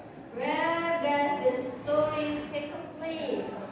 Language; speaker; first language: English; non-native, learner; Indonesian